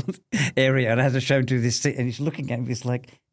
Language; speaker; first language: English; native; English